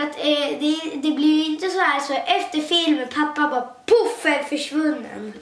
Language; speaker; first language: Swedish; non-native, local second language; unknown